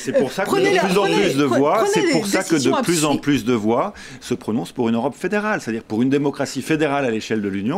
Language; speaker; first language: French; native; French